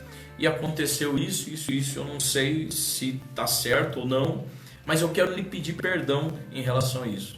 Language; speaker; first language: Portuguese; native; Portuguese